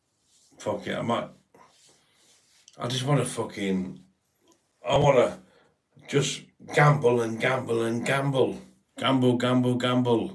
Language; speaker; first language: English; native; English